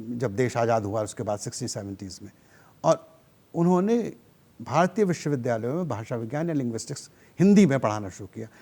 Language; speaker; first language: Hindi; native; Hindi